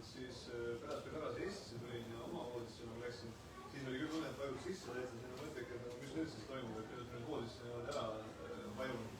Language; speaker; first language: Estonian; native; Estonian